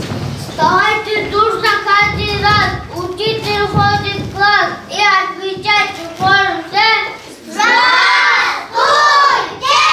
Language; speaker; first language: Russian; non-native, learner; Kyrgyz